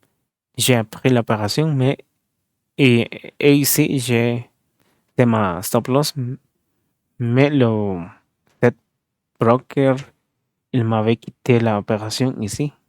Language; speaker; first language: French; non-native, learner; Spanish